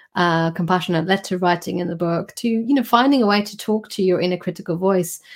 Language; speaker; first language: English; non-native, fluent; Swedish